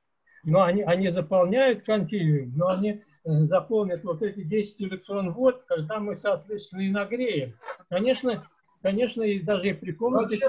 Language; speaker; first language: Russian; native; Russian